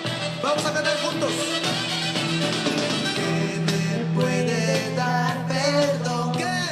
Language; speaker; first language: Spanish; native; Spanish